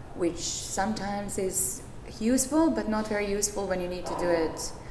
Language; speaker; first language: English; non-native, fluent; Serbian